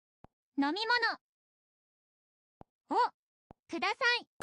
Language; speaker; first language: Japanese; non-native, learner; English